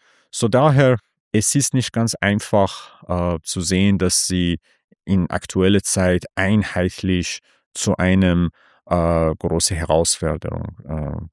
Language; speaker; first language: German; non-native, fluent; Persian